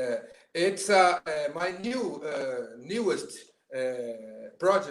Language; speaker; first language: English; non-native, learner; Portuguese